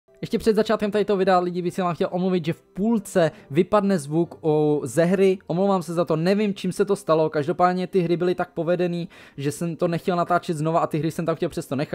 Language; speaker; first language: Czech; native; Czech